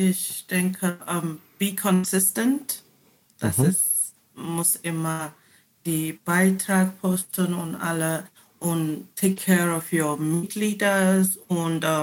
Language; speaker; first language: German; non-native, learner; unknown